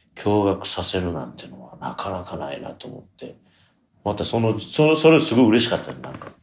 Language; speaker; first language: Japanese; native; Japanese